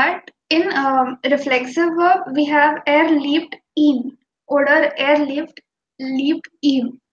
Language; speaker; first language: German; non-native, fluent; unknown